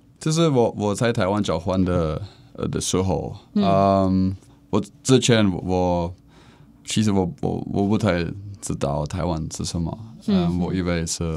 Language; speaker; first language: Chinese; non-native, learner; Czech